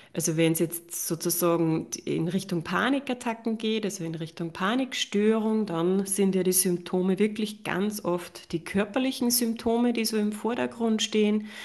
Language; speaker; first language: German; native; German